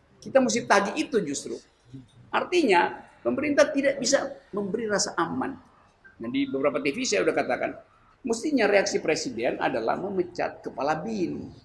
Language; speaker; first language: Indonesian; native; Indonesian